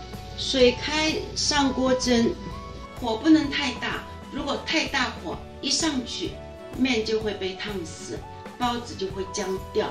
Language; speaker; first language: Chinese; native; Chinese